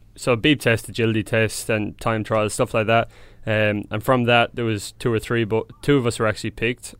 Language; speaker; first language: English; native; English